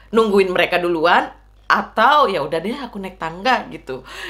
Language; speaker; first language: Indonesian; native; Indonesian